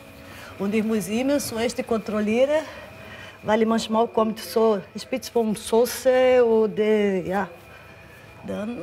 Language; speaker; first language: German; non-native, learner; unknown